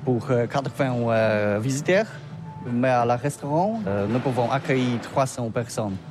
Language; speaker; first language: French; non-native, learner; Polish